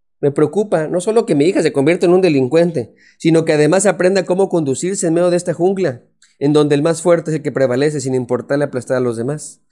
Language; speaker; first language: Spanish; native; Spanish